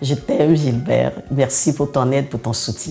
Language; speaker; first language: French; native; French